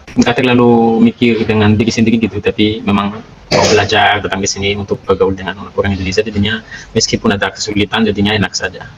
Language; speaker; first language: Indonesian; non-native, fluent; Malagasy